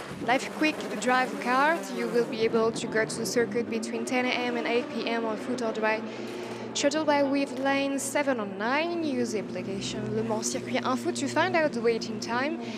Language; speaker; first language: English; non-native, fluent; French